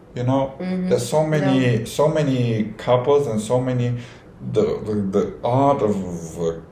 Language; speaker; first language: English; non-native, fluent; Romanian